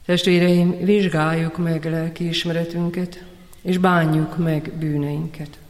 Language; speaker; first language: Hungarian; native; Hungarian